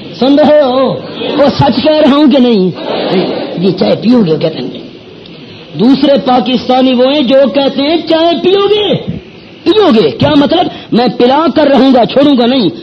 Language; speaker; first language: Urdu; non-native, local second language; Pashto